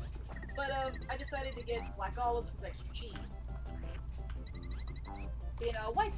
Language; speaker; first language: English; native; English